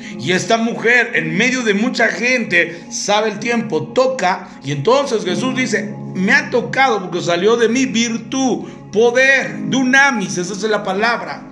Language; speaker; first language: Spanish; native; Spanish